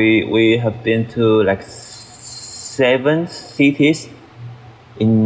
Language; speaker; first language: English; non-native, learner; Chinese